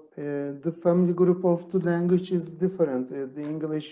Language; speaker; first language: English; non-native, learner; Turkish